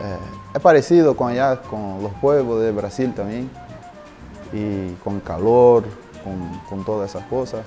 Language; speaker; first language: Spanish; non-native, learner; Portuguese